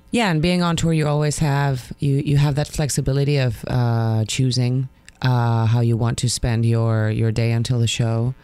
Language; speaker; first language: English; non-native, fluent; Spanish